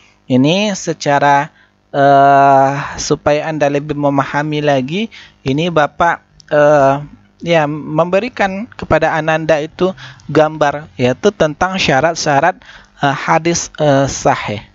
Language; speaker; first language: Indonesian; native; Indonesian